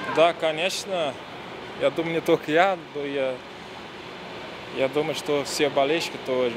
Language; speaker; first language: Russian; non-native, learner; Portuguese